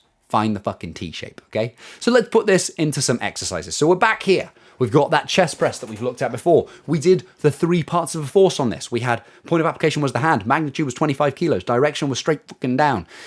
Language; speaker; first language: English; native; English